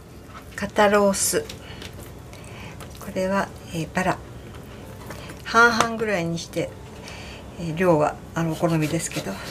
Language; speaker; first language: Japanese; native; Japanese